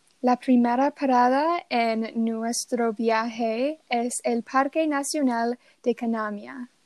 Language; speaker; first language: Spanish; non-native, learner; English